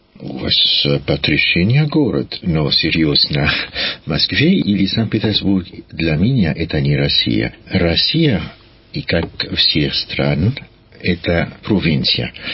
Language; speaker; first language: Russian; non-native, learner; French